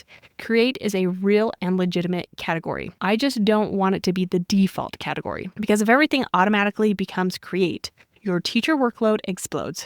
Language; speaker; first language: English; native; English